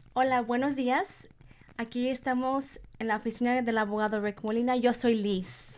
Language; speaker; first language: Spanish; early bilingual, heritage; Spanish